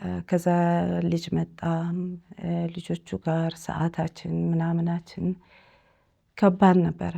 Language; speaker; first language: Amharic; early bilingual, heritage; Amharic